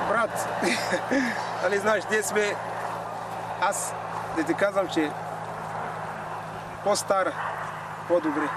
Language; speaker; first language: Bulgarian; non-native, learner; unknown